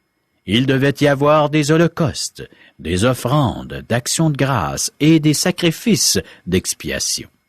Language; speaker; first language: French; native; French